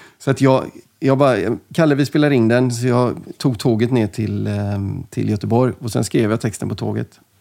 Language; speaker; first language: Swedish; native; Swedish